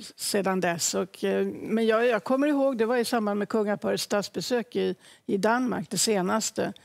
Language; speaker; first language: Swedish; native; Swedish